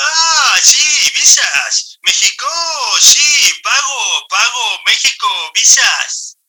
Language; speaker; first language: Spanish; non-native, learner; English